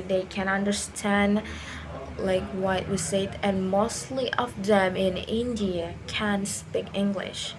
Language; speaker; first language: English; non-native, learner; Indonesian